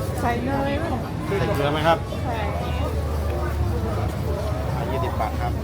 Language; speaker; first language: Thai; non-native, learner; Korean